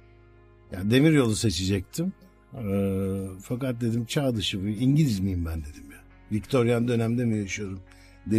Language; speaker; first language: Turkish; native; Turkish